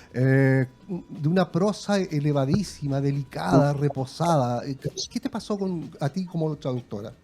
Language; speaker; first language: Spanish; native; Spanish